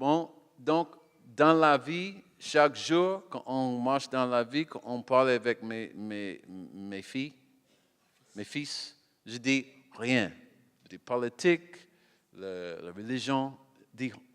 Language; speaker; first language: French; non-native, learner; English